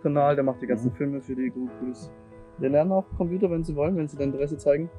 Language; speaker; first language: German; native; German